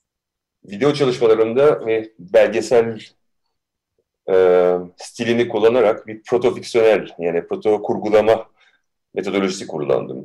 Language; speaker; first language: Turkish; early bilingual, heritage; Turkish